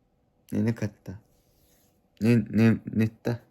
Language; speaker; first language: Japanese; non-native, learner; Mongolian